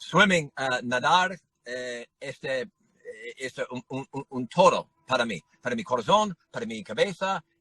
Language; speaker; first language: Spanish; non-native, learner; English